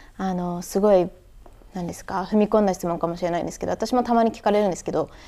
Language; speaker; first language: Japanese; native; Japanese